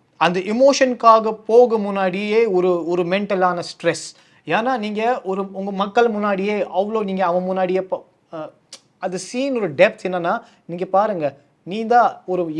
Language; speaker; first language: Tamil; non-native, learner; Kashmiri